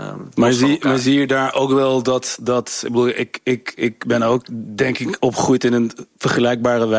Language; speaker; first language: Dutch; early bilingual, other home language; Turkish